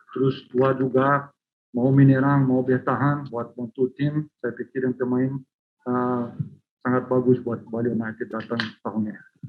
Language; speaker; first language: Indonesian; non-native, fluent; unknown